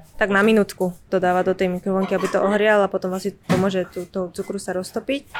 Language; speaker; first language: Slovak; early bilingual, other home language; Vietnamese